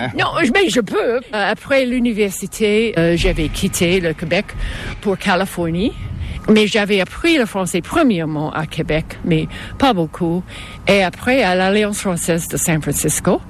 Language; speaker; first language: French; non-native, fluent; English